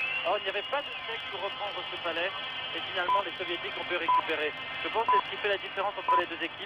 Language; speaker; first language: French; native; French